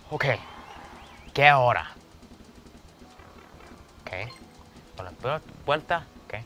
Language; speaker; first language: Spanish; non-native, learner; English